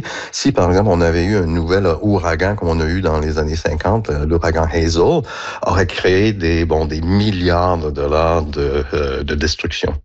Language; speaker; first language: French; native; French